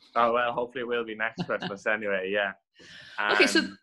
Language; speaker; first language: English; native; English